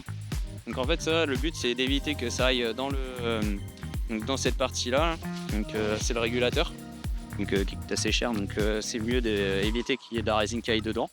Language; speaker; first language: French; native; French